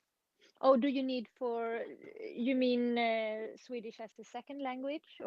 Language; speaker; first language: English; non-native, fluent; Swedish